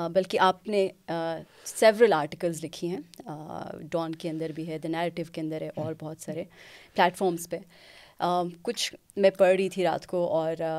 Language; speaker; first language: Urdu; non-native, local second language; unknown